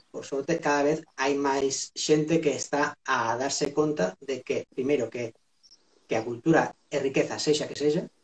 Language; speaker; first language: Galician; non-native, local second language; Spanish